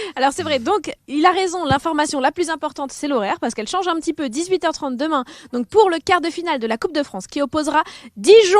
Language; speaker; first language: French; native; French